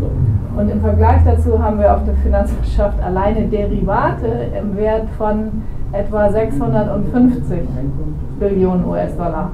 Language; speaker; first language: German; native; German